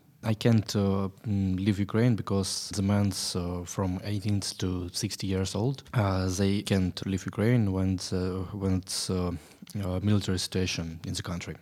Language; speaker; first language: English; non-native, learner; Ukrainian